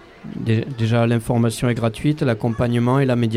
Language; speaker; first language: French; native; French